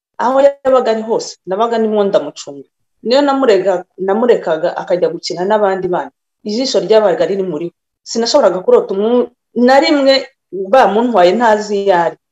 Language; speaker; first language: Kinyarwanda; early bilingual, other home language; Rundi